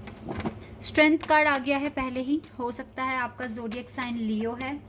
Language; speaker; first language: Hindi; native; Hindi